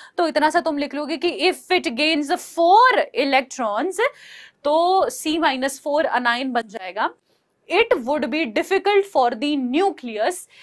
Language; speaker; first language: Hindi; native; Hindi